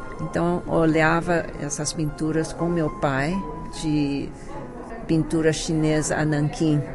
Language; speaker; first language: Portuguese; early bilingual, other home language; Chinese